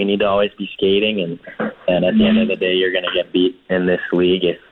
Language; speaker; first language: English; native; English